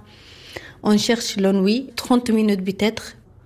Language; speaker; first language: French; non-native, learner; Arabic